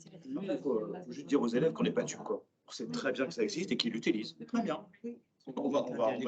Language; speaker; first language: French; native; French